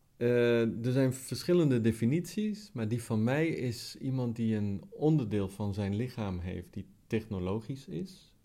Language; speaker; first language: Dutch; non-native, fluent; Italian